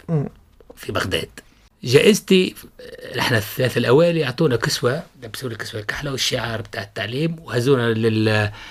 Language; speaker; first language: Arabic; native; Arabic